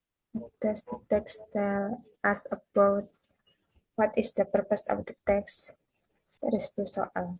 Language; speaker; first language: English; non-native, learner; Indonesian